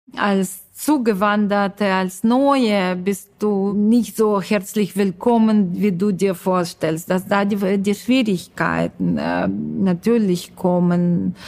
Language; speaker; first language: German; non-native, fluent; Russian